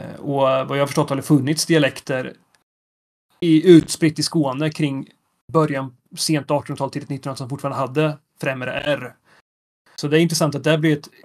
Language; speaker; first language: Swedish; native; Swedish